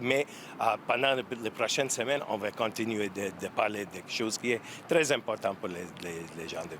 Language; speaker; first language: French; non-native, learner; English